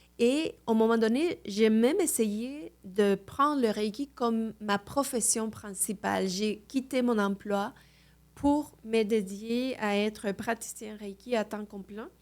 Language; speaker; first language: French; non-native, fluent; Spanish